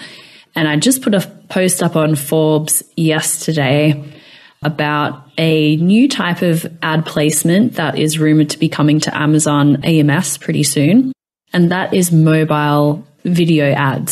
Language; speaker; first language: English; native; English